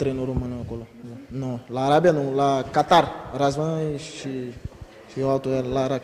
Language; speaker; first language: Romanian; non-native, learner; Portuguese